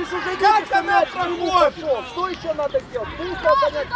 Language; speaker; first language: Russian; native; Russian